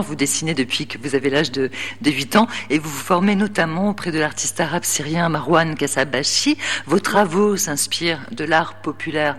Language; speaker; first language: French; native; French